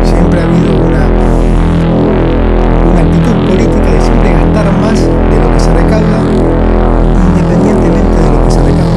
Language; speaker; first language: Spanish; native; Spanish